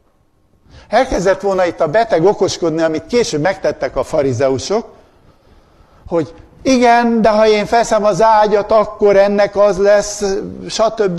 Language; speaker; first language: Hungarian; native; Hungarian